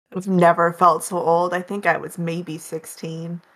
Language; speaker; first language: English; native; English